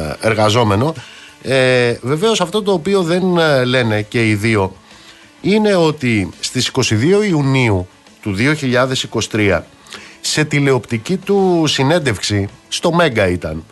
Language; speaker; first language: Greek; native; Greek